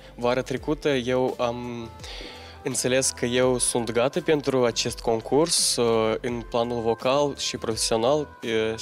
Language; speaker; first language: Romanian; non-native, local second language; Gagauz